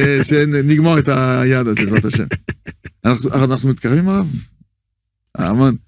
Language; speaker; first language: Hebrew; non-native, fluent; French